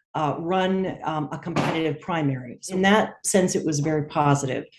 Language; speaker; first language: English; native; English